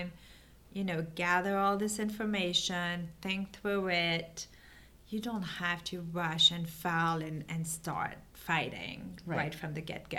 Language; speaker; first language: English; non-native, fluent; French